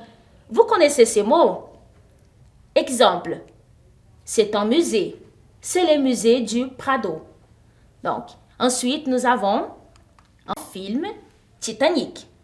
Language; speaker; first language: French; non-native, fluent; Portuguese